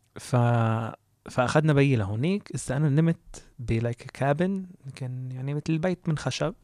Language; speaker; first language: Arabic; native; Arabic